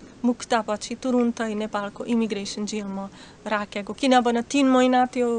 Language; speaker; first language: Nepali; non-native, learner; Slovak